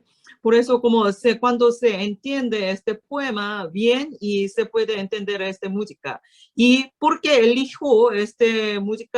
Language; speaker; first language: Spanish; non-native, learner; Korean